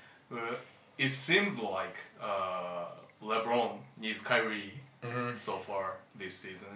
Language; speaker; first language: English; non-native, learner; Japanese